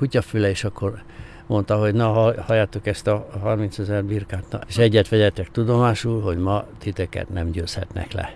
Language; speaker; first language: Hungarian; native; Hungarian